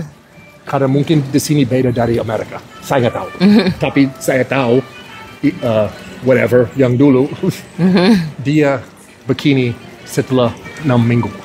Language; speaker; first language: Indonesian; non-native, fluent; English